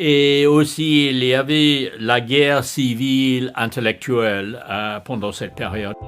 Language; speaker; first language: French; non-native, fluent; English